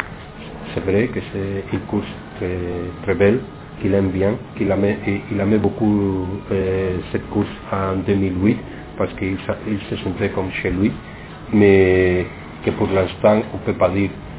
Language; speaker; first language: French; non-native, fluent; Spanish